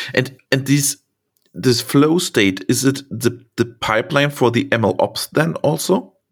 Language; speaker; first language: English; non-native, fluent; German